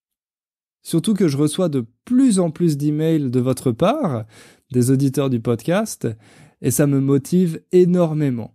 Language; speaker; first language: French; native; French